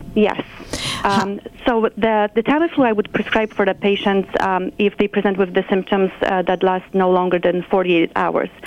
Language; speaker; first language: English; non-native, fluent; Polish